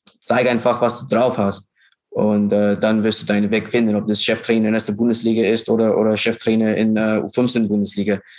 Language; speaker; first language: German; non-native, fluent; English